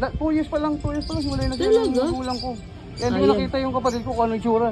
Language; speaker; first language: Filipino; native; Filipino